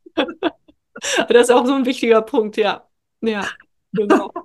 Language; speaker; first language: German; non-native, fluent; Swedish